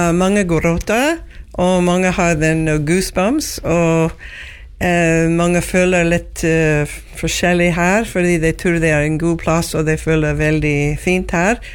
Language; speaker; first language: Norwegian; non-native, learner; English